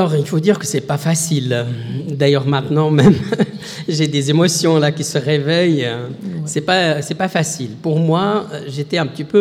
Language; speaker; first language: French; non-native, local second language; Arabic